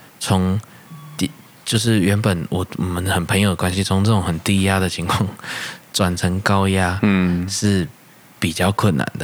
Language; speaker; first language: Chinese; native; Chinese